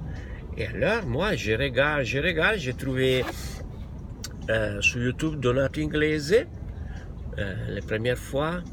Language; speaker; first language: French; non-native, learner; Italian